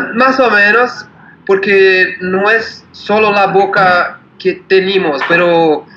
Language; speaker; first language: Spanish; non-native, learner; Portuguese